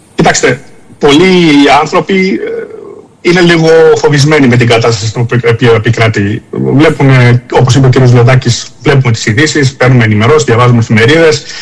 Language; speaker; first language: Greek; native; Greek